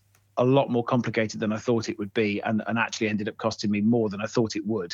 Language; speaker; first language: English; native; English